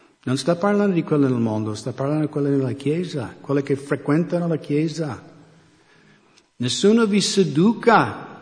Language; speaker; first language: Italian; non-native, fluent; English